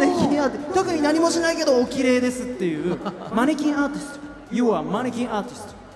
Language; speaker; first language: Japanese; native; Japanese